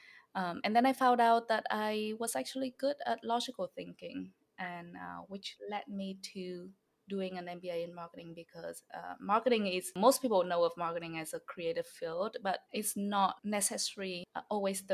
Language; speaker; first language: English; non-native, fluent; Vietnamese